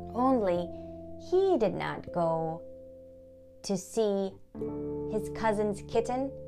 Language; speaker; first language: English; early bilingual, other home language; German